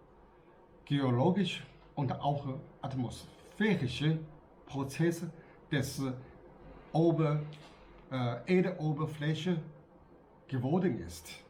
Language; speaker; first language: German; non-native, learner; Chinese